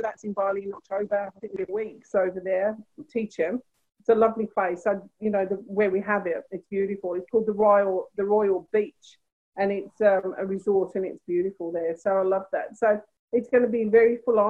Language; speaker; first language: English; native; English